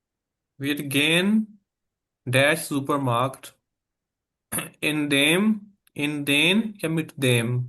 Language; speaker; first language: German; non-native, fluent; Urdu